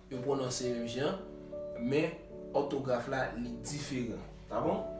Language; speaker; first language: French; non-native, learner; Haitian Creole